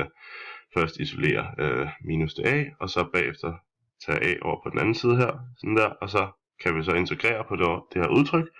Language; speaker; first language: Danish; native; Danish